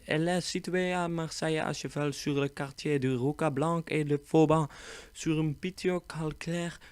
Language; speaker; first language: French; non-native, learner; Dutch